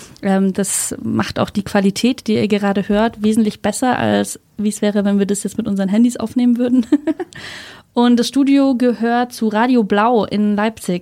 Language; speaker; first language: German; native; German